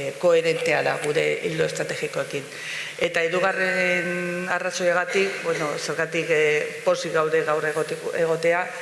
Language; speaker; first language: Basque; non-native, local second language; Spanish